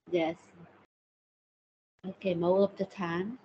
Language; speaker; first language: English; non-native, learner; Thai